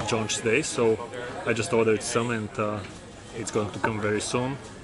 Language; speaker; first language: English; non-native, fluent; Bulgarian